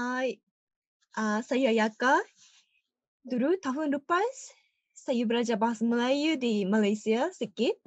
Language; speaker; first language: Indonesian; non-native, learner; Japanese